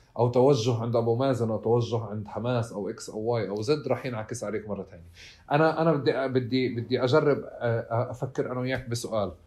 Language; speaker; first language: Arabic; native; Arabic